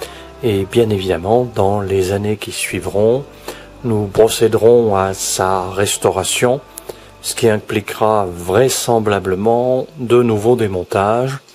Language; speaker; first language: French; native; French